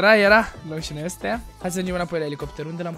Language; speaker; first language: Romanian; native; Romanian